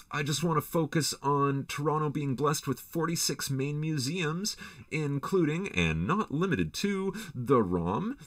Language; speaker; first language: English; native; English